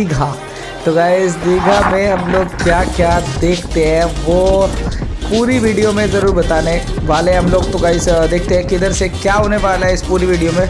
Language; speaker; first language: Hindi; non-native, local second language; Bangla